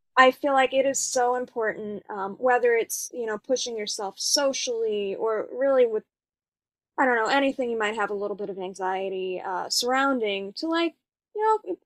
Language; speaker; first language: English; native; English